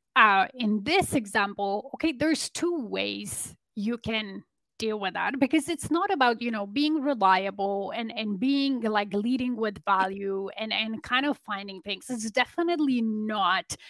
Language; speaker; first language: English; non-native, fluent; Polish